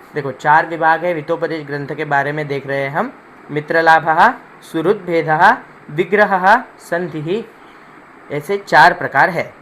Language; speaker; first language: Hindi; non-native, local second language; Marathi